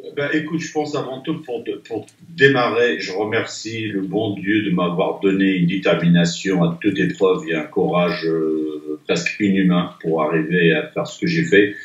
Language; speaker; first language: French; non-native, local second language; Arabic